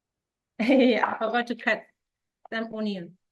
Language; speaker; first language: English; non-native, learner; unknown